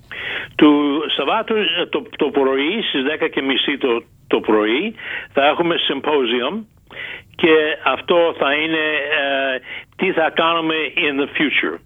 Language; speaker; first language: Greek; early bilingual, heritage; Greek